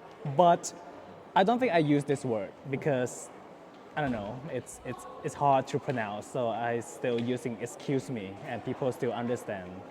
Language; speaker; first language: English; non-native, learner; Thai